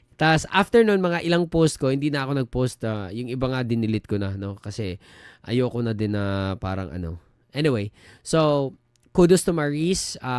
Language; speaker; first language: Filipino; non-native, local second language; Cebuano